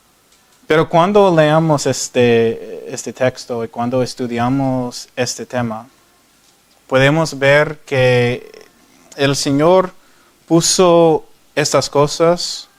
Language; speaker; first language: Spanish; non-native, learner; English